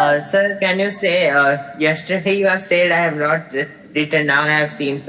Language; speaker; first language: English; non-native, learner; Hindi